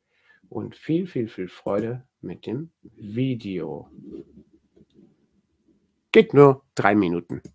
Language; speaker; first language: German; native; German